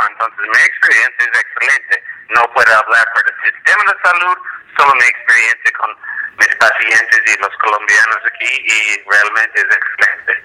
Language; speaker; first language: Spanish; non-native, fluent; English